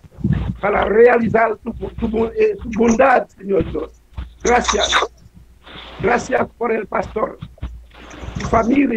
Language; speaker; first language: Spanish; non-native, learner; Haitian Creole